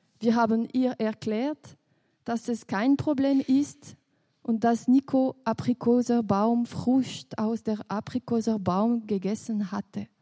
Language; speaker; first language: German; non-native, local second language; French